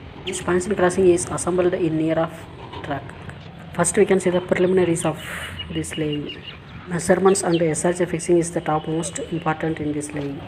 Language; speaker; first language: English; non-native, local second language; Tamil